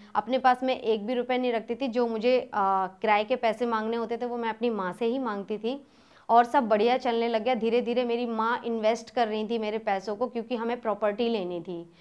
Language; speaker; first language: Hindi; native; Hindi